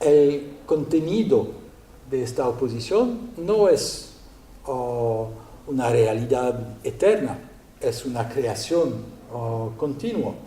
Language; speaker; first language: Spanish; non-native, learner; French